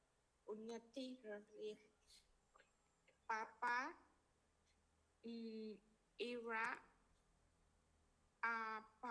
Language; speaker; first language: French; non-native, learner; Khmer